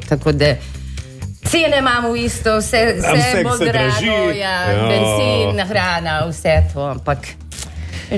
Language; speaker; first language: Slovenian; early bilingual, heritage; Slovenian